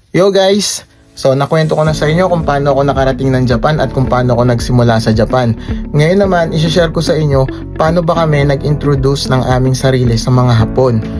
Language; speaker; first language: Filipino; native; Filipino